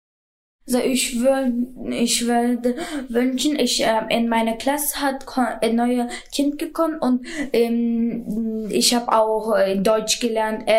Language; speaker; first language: German; non-native, learner; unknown